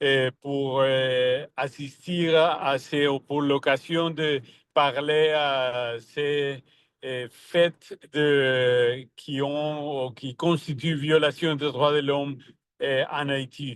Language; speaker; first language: French; non-native, learner; Spanish